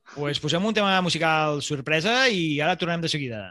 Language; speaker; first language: Catalan; native; Catalan